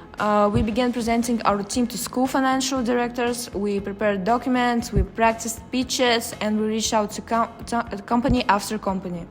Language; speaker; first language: English; non-native, fluent; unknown